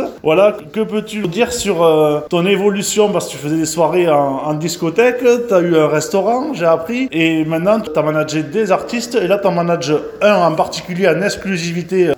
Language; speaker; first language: French; native; French